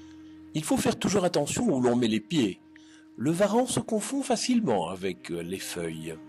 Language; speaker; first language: French; native; French